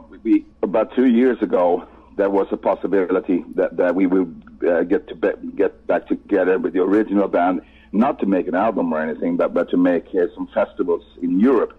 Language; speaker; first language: English; non-native, fluent; Swedish